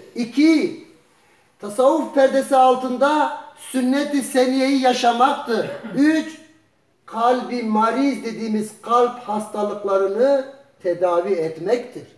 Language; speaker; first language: Turkish; early bilingual, heritage; Turkish